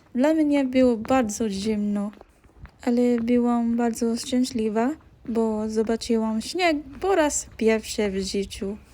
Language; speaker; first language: Polish; non-native, fluent; Hiligaynon